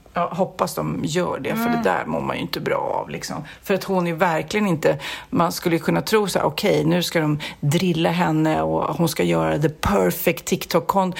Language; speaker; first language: Swedish; native; Swedish